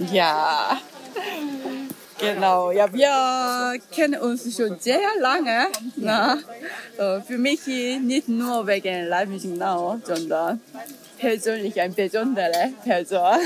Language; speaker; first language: German; non-native, learner; Korean